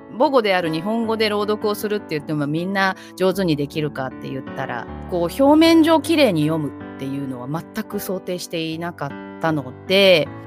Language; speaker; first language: Japanese; native; Japanese